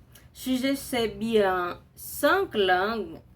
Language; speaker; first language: French; non-native, learner; Portuguese